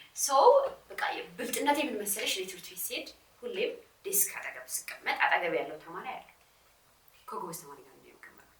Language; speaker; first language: Amharic; non-native, local second language; Sebat Bet Gurage